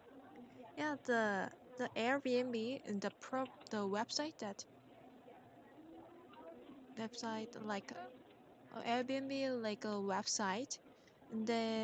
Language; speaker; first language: English; non-native, learner; Korean